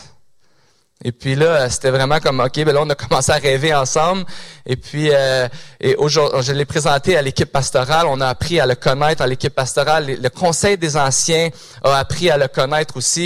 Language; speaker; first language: French; native; French